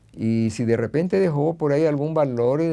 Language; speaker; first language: Spanish; native; Spanish